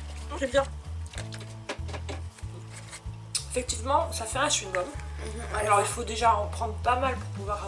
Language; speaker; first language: French; native; French